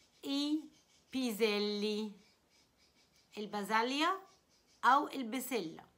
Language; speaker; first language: Italian; non-native, fluent; Arabic